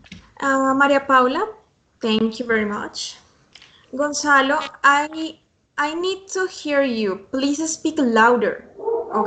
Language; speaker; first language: English; non-native, fluent; Spanish